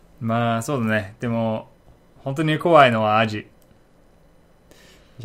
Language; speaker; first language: Japanese; non-native, learner; English